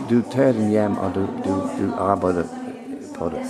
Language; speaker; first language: Danish; non-native, learner; English